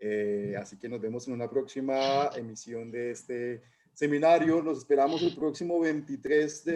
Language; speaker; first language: Spanish; native; Spanish